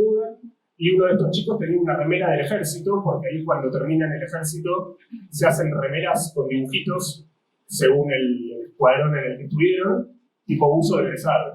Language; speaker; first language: Spanish; native; Spanish